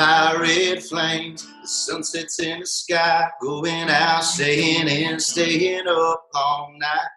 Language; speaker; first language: English; native; English